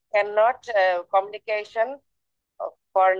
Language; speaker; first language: English; non-native, learner; Bangla